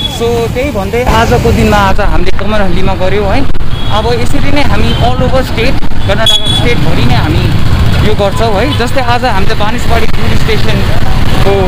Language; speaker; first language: Nepali; native; Nepali